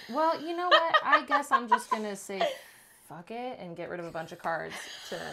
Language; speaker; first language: English; native; English